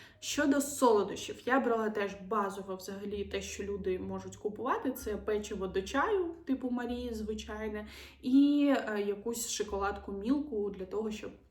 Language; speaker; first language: Ukrainian; native; Ukrainian